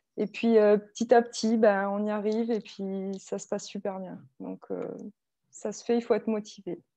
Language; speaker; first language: French; native; French